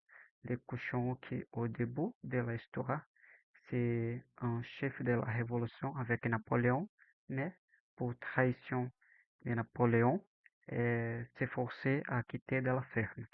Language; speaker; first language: French; non-native, learner; Portuguese